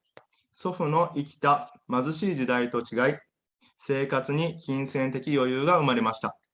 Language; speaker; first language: Japanese; native; Japanese